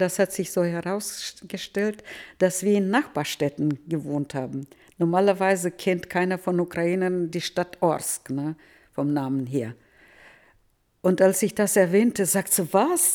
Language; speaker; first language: German; early bilingual, heritage; Russian